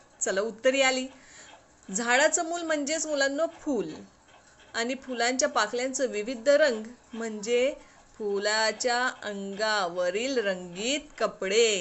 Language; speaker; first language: Marathi; non-native, local second language; Urdu